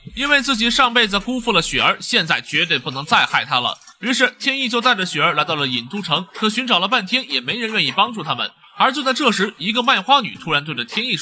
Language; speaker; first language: Chinese; native; Chinese